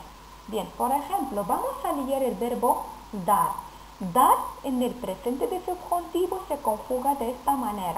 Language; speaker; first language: Spanish; non-native, fluent; Arabic